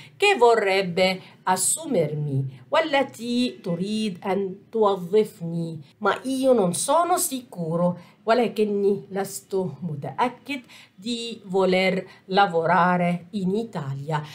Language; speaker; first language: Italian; non-native, fluent; Arabic